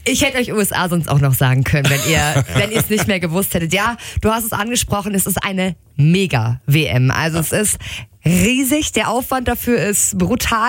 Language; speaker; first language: German; native; German